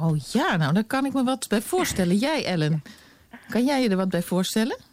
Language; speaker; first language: Dutch; native; Dutch